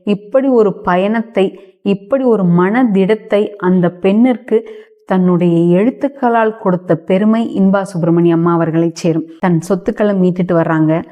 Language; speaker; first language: Tamil; native; Tamil